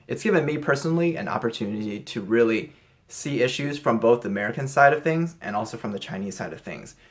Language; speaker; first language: English; early bilingual, other home language; Chinese